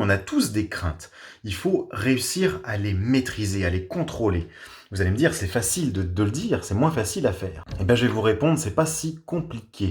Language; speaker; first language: French; native; French